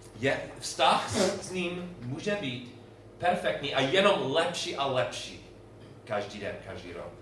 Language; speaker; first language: Czech; non-native, learner; English